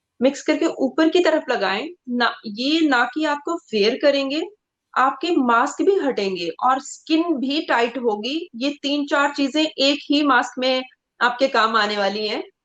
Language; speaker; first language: Hindi; non-native, local second language; Punjabi